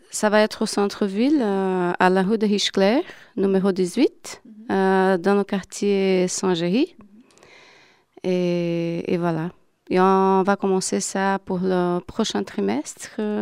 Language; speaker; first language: French; non-native, fluent; Portuguese